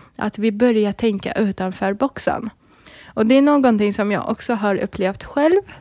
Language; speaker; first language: Swedish; early bilingual, other home language; Arabic